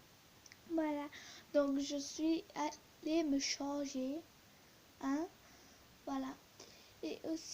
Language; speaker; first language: French; early bilingual, other home language; Turkish